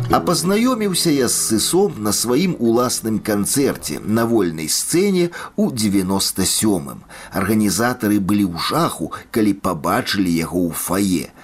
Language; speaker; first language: Belarusian; native; Belarusian